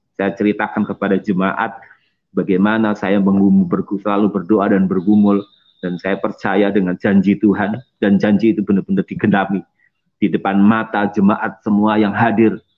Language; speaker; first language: Indonesian; non-native, local second language; Javanese